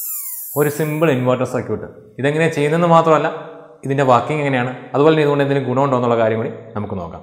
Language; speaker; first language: Malayalam; native; Malayalam